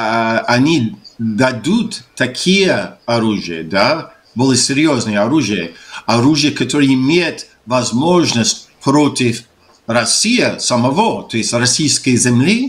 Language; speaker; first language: Russian; non-native, fluent; English